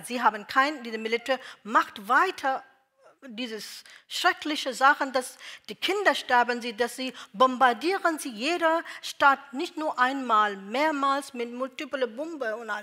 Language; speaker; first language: German; non-native, learner; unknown